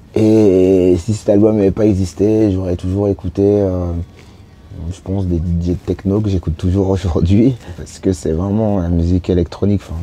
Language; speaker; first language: French; native; French